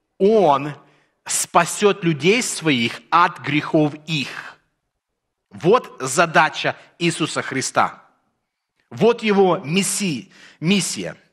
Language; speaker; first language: Russian; early bilingual, heritage; Russian